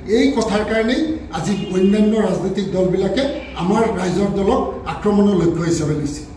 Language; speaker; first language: Assamese; native; Assamese